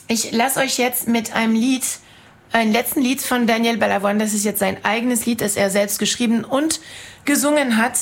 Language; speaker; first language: German; non-native, fluent; French